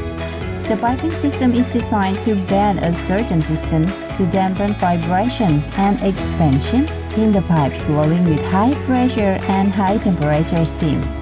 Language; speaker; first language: English; non-native, fluent; Indonesian